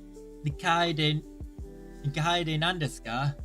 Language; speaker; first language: Japanese; non-native, learner; English